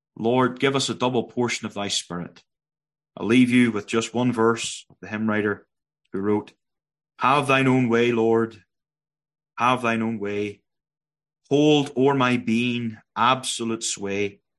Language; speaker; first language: English; native; English